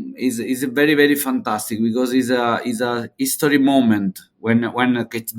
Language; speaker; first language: English; non-native, learner; Italian